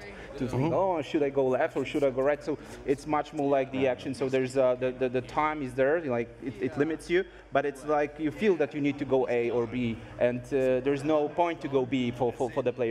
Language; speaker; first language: English; non-native, fluent; Polish